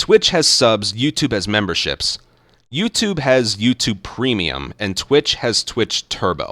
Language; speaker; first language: English; native; English